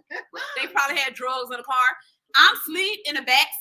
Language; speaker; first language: English; native; English